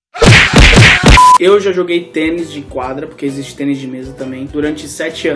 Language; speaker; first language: Portuguese; native; Portuguese